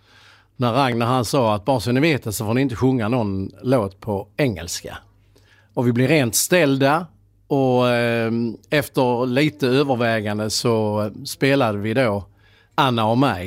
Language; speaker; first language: Swedish; native; Swedish